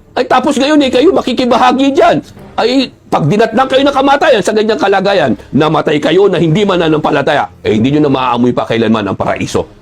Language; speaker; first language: Filipino; native; Filipino